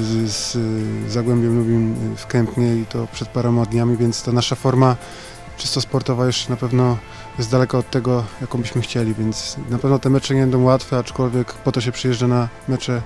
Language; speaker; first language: Polish; native; Polish